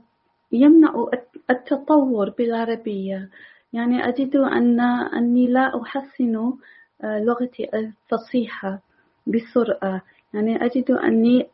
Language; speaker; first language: Arabic; non-native, learner; English